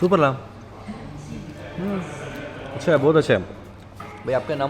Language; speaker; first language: Hindi; non-native, learner; Malayalam